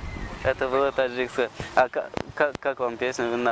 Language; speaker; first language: Russian; non-native, local second language; Tajik